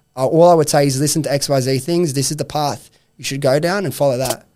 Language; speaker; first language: English; native; English